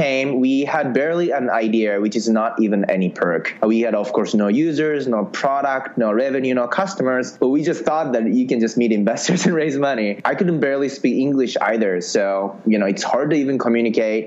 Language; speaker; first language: English; non-native, fluent; Japanese